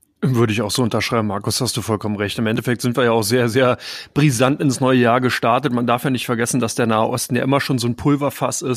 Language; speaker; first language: German; native; German